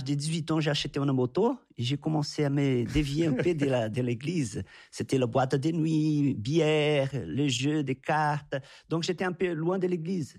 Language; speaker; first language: French; non-native, fluent; Portuguese